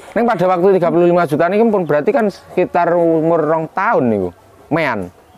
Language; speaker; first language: Indonesian; non-native, local second language; Javanese